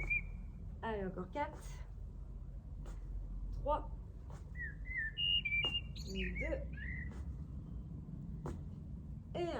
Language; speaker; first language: French; native; French